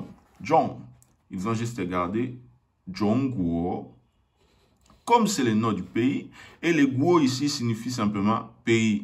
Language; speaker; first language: French; non-native, local second language; Lingala